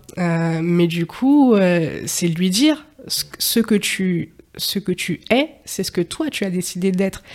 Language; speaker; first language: French; native; French